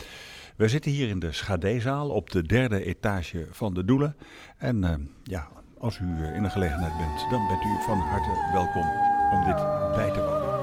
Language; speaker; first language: Dutch; native; Dutch